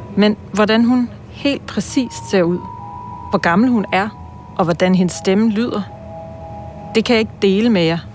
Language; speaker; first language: Danish; non-native, fluent; Thai